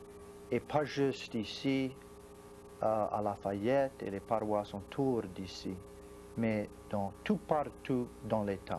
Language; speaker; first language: French; non-native, local second language; English